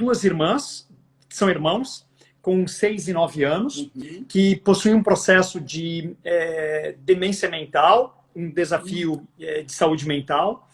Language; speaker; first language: Portuguese; native; Portuguese